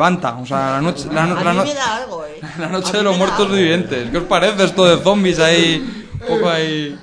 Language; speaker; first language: Spanish; native; Spanish